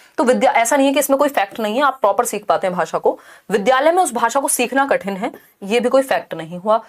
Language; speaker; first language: Hindi; native; Hindi